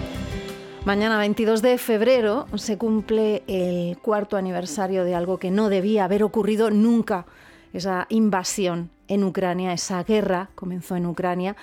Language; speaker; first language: Spanish; native; Spanish